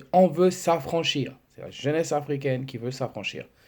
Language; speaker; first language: French; non-native, local second language; Wolof